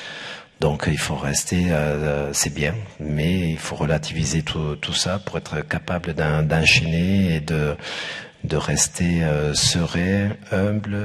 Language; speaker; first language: French; native; French